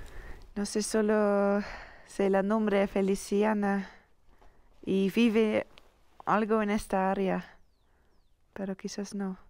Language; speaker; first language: Spanish; non-native, learner; Dutch